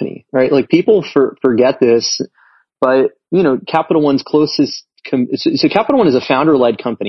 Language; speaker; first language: English; native; English